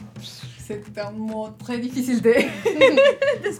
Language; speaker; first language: French; non-native, learner; Spanish